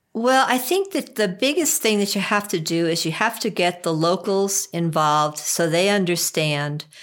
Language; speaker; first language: English; native; English